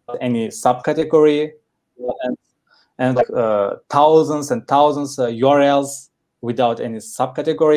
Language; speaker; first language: English; non-native, learner; Turkish